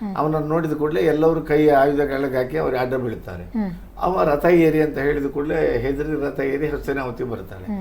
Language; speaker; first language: Kannada; native; Kannada